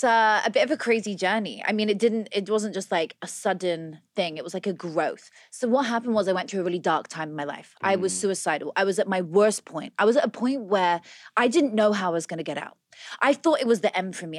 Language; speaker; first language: English; native; English